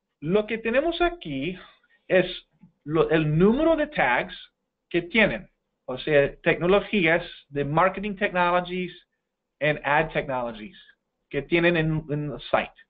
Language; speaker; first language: Spanish; non-native, fluent; English